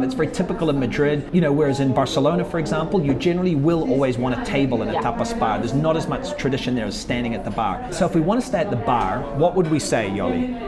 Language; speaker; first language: English; native; English